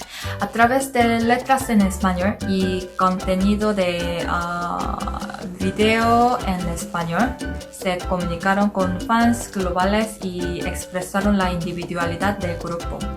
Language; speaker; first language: Spanish; non-native, learner; Korean